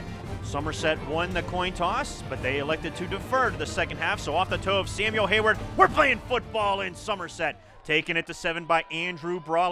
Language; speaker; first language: English; native; English